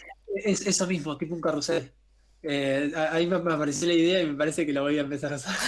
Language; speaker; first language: Spanish; native; Spanish